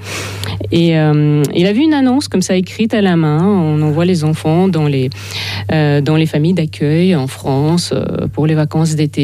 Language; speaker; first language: French; non-native, fluent; Ukrainian